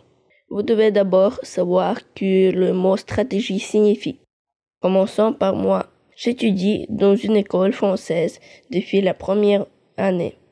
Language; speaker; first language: French; non-native, learner; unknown